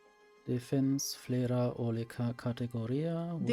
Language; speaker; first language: Swedish; non-native, learner; German